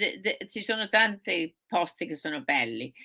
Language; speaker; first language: Italian; early bilingual, heritage; Sicilian